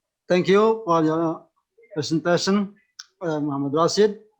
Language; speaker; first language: English; non-native, local second language; Indonesian